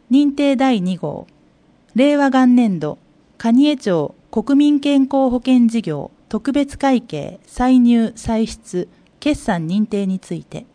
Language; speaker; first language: Japanese; native; Japanese